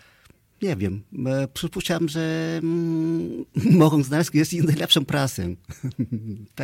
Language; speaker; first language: Polish; non-native, fluent; Vietnamese